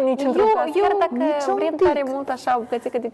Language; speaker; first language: Romanian; native; Romanian